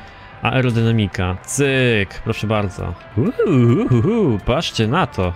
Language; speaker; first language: Polish; native; Polish